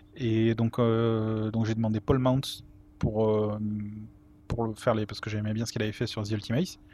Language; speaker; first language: French; native; French